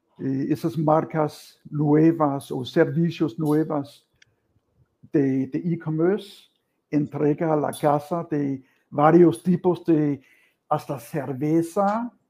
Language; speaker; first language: Spanish; non-native, fluent; Danish